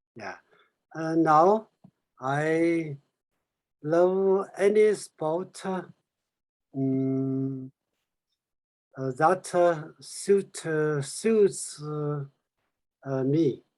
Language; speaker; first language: English; non-native, learner; Chinese